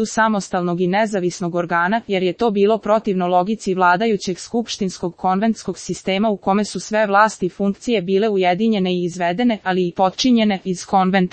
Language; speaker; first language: Serbian; native; Serbian